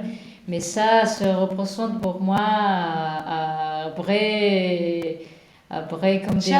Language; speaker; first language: French; non-native, learner; Spanish